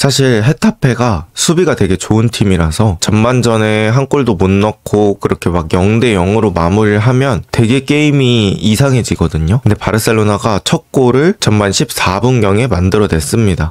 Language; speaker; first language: Korean; native; Korean